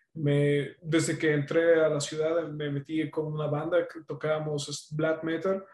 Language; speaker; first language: Spanish; native; Spanish